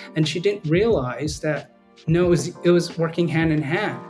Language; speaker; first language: English; native; English